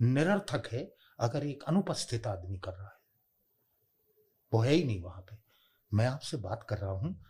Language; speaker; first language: Hindi; native; Hindi